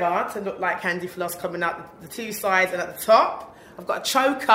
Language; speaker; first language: English; native; English